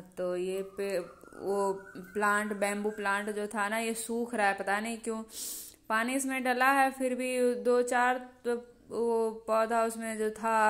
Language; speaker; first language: Hindi; native; Hindi